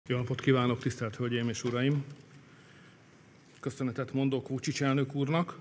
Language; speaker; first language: Hungarian; native; Hungarian